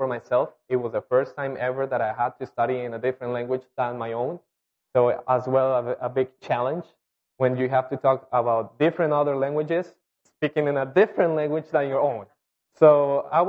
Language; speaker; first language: English; non-native, fluent; Spanish